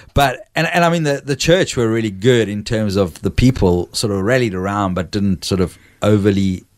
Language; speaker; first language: English; native; English